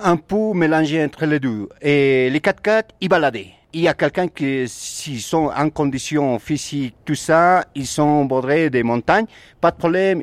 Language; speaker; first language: French; non-native, learner; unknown